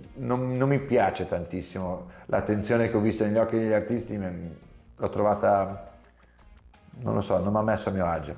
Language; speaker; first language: Italian; early bilingual, heritage; English